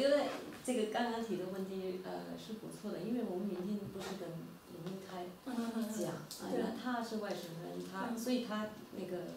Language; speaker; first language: Chinese; non-native, fluent; German